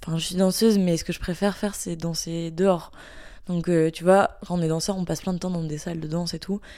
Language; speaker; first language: French; native; French